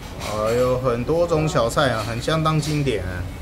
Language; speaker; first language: Chinese; native; Chinese